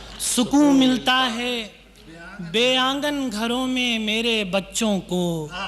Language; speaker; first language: Urdu; native; Urdu